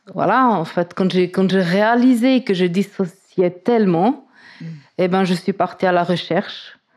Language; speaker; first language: French; native; French